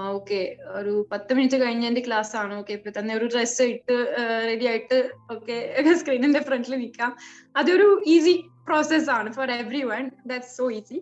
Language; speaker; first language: Malayalam; non-native, fluent; French